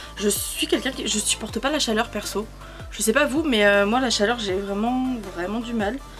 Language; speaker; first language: French; early bilingual, other home language; Spanish